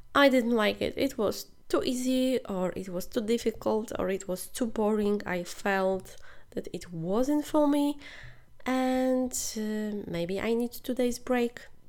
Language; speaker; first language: English; non-native, fluent; Polish